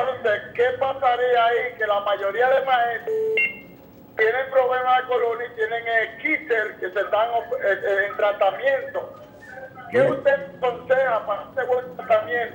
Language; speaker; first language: Spanish; native; Spanish